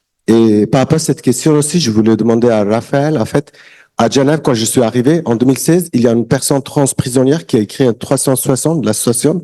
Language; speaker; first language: French; non-native, learner; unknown